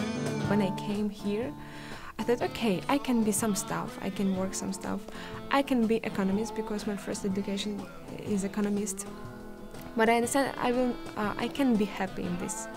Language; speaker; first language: English; non-native, learner; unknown